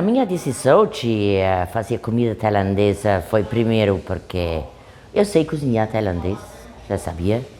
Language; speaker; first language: Portuguese; non-native, fluent; German